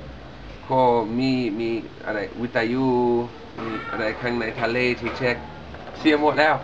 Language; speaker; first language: Thai; non-native, learner; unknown